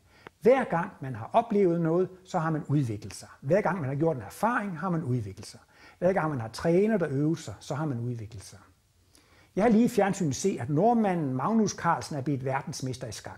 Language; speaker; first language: Danish; native; Danish